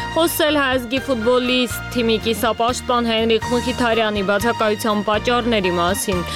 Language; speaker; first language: Armenian; native; Armenian